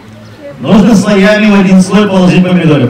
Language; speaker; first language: Russian; native; Russian